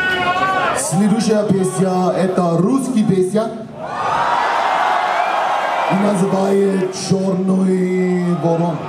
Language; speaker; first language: Russian; non-native, learner; German